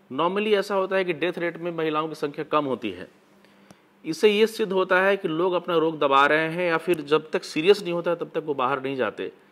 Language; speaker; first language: Hindi; native; Hindi